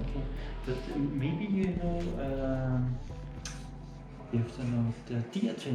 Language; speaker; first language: English; non-native, fluent; Dutch